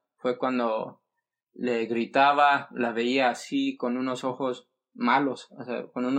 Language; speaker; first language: Spanish; early bilingual, heritage; Spanish